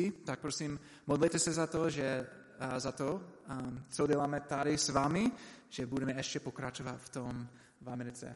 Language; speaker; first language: Czech; non-native, learner; English